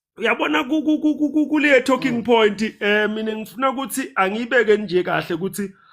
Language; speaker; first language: Zulu; non-native, local second language; Swati